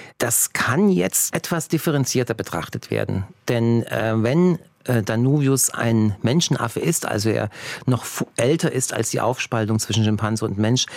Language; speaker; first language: German; early bilingual, heritage; Bulgarian